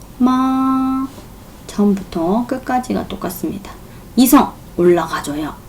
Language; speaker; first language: Korean; non-native, fluent; Chinese